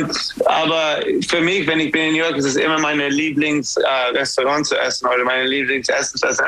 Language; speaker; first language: German; non-native, learner; English